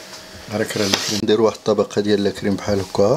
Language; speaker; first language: Arabic; native; Arabic